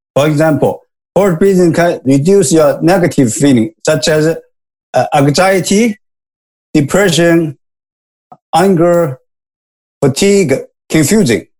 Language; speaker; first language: English; non-native, learner; Japanese